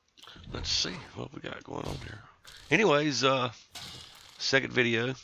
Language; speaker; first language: English; native; English